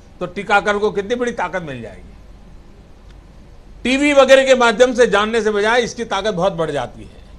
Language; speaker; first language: Hindi; non-native, local second language; Gujarati